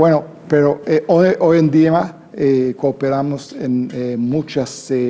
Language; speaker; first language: Spanish; non-native, fluent; Hebrew